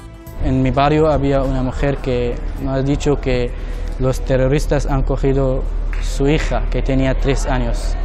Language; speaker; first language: Spanish; non-native, learner; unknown